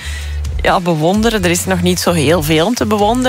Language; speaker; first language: Dutch; native; Dutch